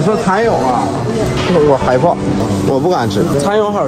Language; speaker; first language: Chinese; non-native, fluent; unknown